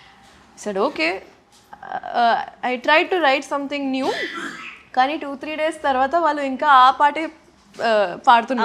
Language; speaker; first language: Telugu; non-native, local second language; Urdu